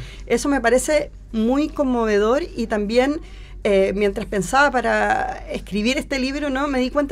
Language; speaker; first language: Spanish; native; Spanish